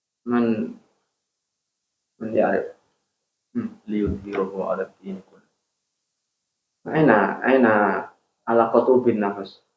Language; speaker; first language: Arabic; non-native, fluent; Indonesian